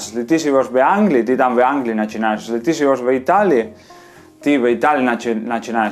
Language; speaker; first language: Russian; non-native, fluent; Spanish